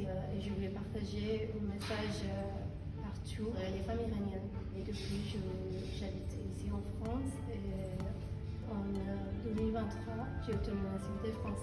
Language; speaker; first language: French; non-native, fluent; Persian